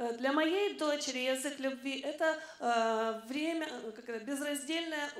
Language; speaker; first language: Russian; native; Russian